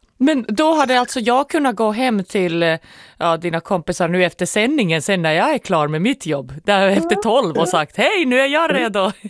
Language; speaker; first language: Swedish; native; Swedish